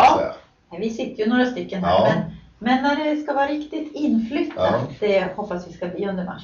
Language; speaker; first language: Swedish; native; Swedish